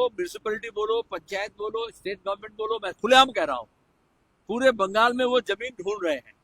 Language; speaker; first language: Hindi; non-native, local second language; Bangla